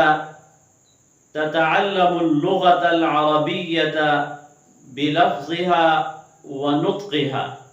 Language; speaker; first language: Arabic; non-native, fluent; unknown